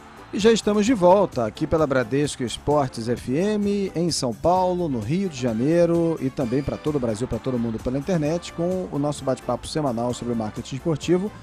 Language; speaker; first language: Portuguese; native; Portuguese